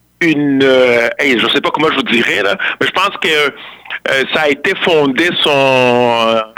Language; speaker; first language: French; non-native, local second language; Kinyarwanda